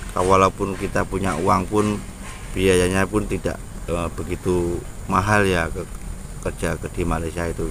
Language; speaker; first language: Indonesian; non-native, local second language; Javanese